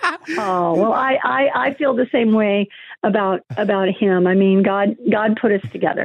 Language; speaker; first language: English; native; English